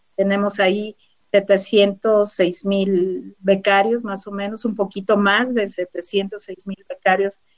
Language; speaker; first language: Spanish; native; Spanish